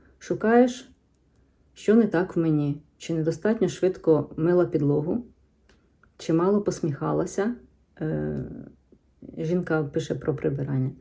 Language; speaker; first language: Ukrainian; native; Ukrainian